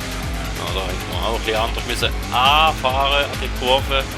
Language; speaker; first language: German; native; German